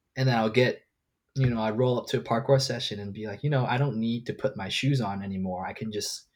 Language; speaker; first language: English; non-native, local second language; Cantonese